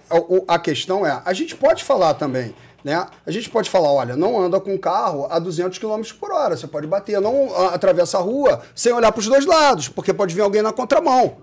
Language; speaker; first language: Portuguese; native; Portuguese